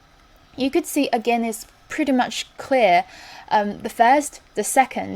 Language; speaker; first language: English; non-native, fluent; Chinese